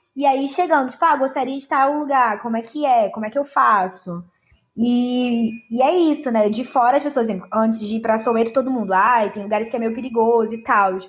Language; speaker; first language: Portuguese; native; Portuguese